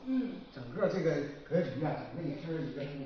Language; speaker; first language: Chinese; native; Chinese